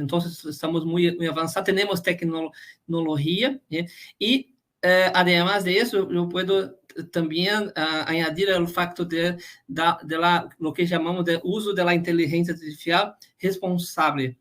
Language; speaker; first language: Spanish; non-native, fluent; Portuguese